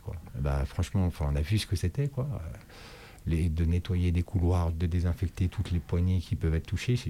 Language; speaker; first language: French; native; French